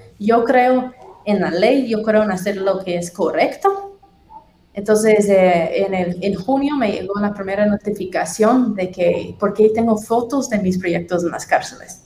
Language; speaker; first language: Spanish; non-native, fluent; English